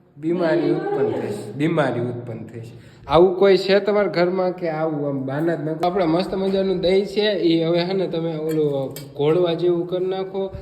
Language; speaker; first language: Gujarati; native; Gujarati